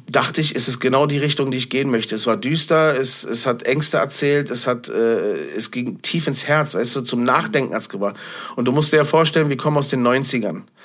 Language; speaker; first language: German; native; German